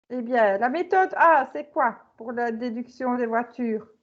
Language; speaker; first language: French; native; French